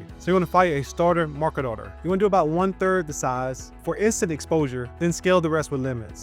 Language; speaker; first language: English; native; English